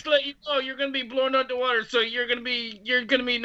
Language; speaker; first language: English; native; English